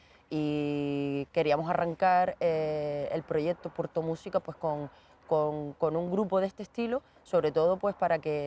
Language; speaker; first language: Spanish; native; Spanish